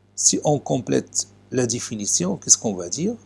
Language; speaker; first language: French; non-native, local second language; Arabic